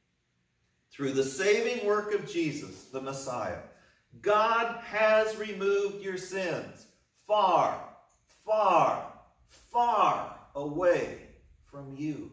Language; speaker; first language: English; native; English